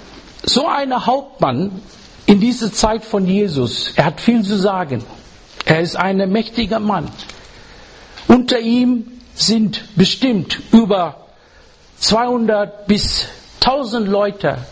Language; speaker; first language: German; non-native, fluent; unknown